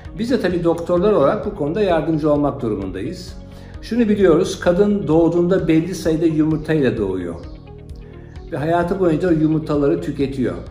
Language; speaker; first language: Turkish; native; Turkish